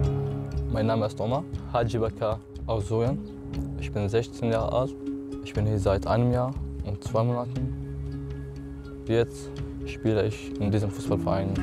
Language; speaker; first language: German; non-native, learner; Arabic